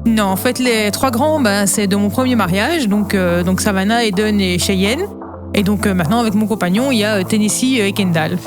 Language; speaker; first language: French; native; French